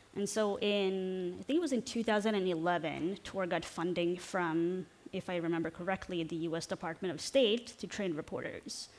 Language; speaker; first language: English; non-native, fluent; Norwegian